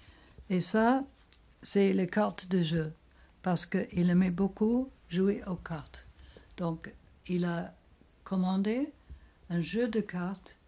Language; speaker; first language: French; non-native, fluent; English